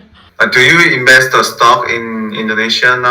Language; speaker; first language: English; non-native, fluent; Korean